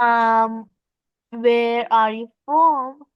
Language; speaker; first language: English; non-native, local second language; Urdu